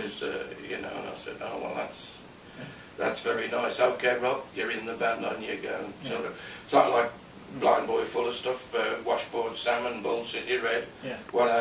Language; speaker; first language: English; native; English